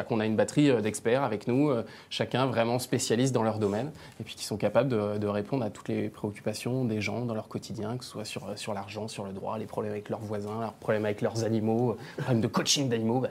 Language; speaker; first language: French; native; French